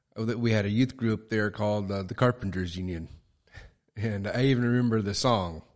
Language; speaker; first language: English; native; English